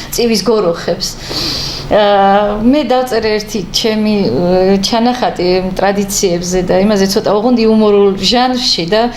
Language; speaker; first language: Georgian; native; Georgian